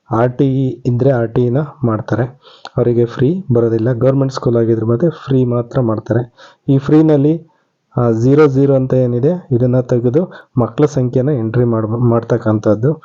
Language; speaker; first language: Kannada; native; Kannada